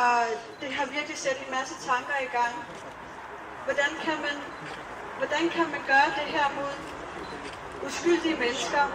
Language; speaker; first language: Danish; early bilingual, other home language; Urdu